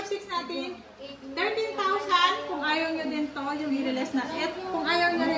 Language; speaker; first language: Filipino; native; Filipino